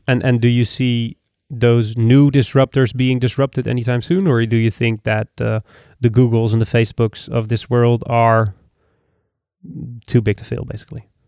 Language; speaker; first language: English; non-native, fluent; Dutch